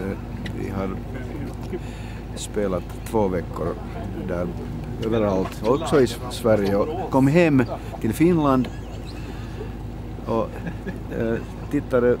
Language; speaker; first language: Swedish; non-native, local second language; Finnish